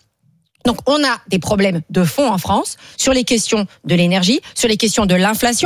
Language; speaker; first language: French; native; French